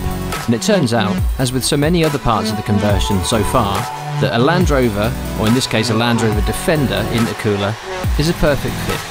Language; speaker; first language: English; native; English